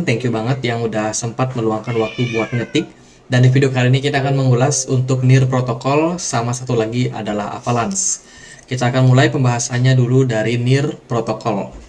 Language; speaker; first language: Indonesian; native; Indonesian